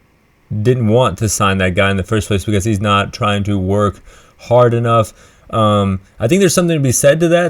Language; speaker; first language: English; native; English